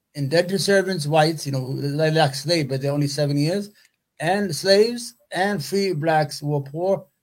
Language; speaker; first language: English; native; English